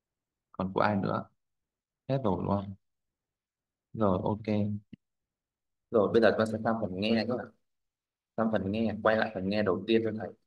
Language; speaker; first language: Vietnamese; native; Vietnamese